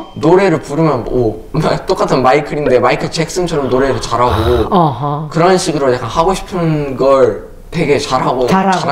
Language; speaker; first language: Korean; early bilingual, other home language; English